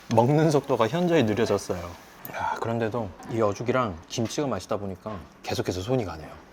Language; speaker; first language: Korean; native; Korean